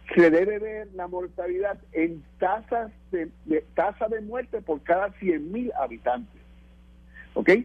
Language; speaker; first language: Spanish; native; Spanish